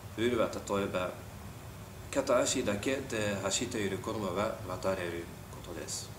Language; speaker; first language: Japanese; non-native, learner; Dutch